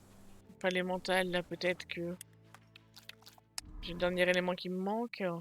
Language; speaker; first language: French; native; French